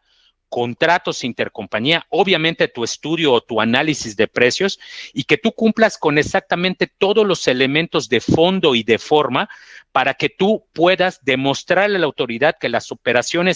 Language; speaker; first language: Spanish; native; Spanish